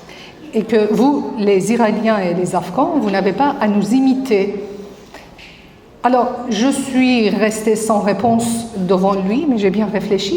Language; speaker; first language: French; non-native, fluent; Persian